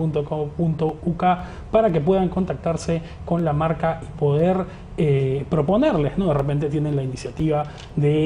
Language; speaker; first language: Spanish; native; Spanish